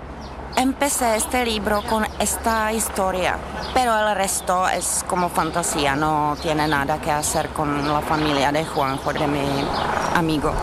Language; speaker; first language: Spanish; non-native, fluent; Czech